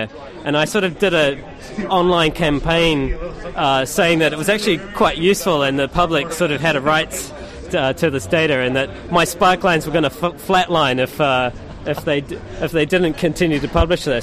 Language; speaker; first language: English; native; English